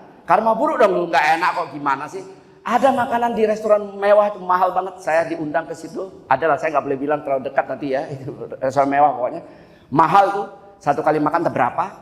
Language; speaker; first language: Indonesian; native; Indonesian